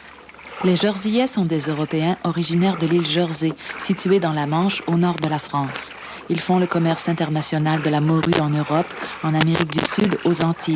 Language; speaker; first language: French; native; French